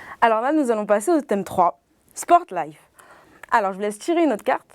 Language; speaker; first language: French; native; French